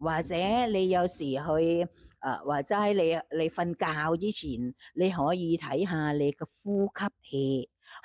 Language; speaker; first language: Cantonese; non-native, fluent; Thai